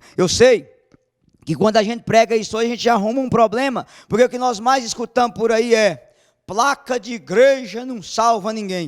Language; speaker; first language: Portuguese; native; Portuguese